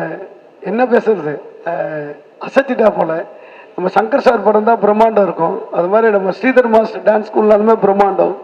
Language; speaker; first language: Tamil; native; Tamil